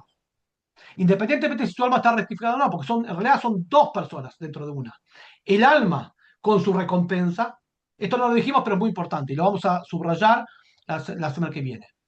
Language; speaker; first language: Spanish; native; Spanish